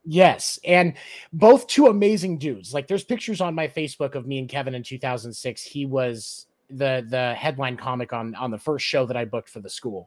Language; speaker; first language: English; native; English